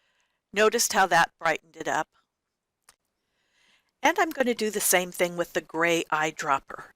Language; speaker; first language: English; native; English